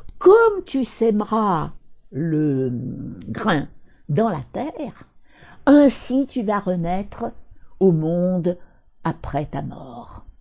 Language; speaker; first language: French; non-native, fluent; Russian